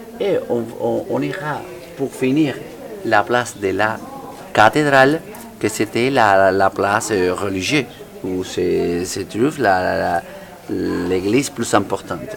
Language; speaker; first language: French; non-native, fluent; Spanish